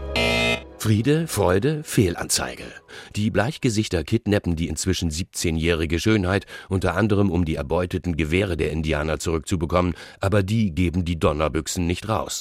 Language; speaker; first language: German; native; German